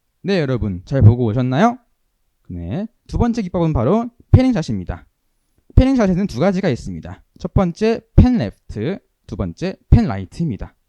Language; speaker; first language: Korean; native; Korean